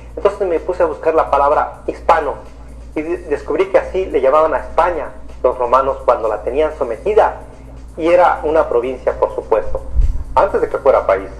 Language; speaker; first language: Spanish; native; Spanish